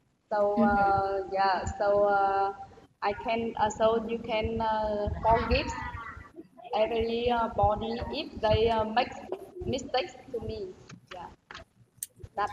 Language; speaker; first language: English; non-native, learner; Vietnamese